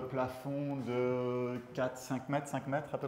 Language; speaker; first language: French; native; French